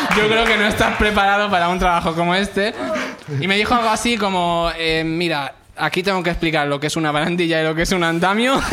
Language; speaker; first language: Spanish; early bilingual, other home language; Arabic